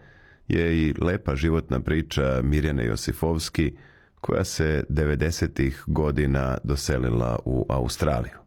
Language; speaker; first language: Serbian; native; Serbian